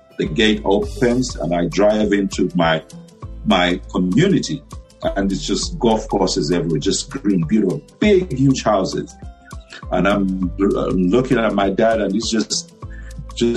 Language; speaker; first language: English; non-native, local second language; Bemba